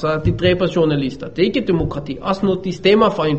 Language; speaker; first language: Danish; non-native, fluent; Hebrew